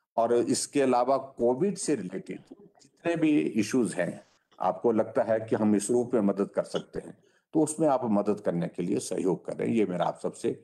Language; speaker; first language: Hindi; native; Hindi